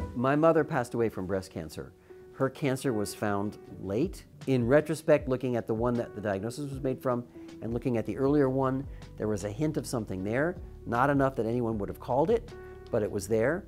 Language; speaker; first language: English; native; English